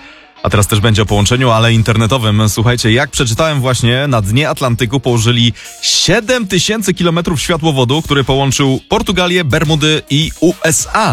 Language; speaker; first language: Polish; native; Polish